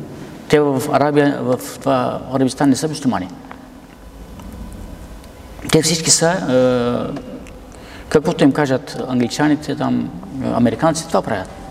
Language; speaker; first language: Bulgarian; non-native, local second language; Turkish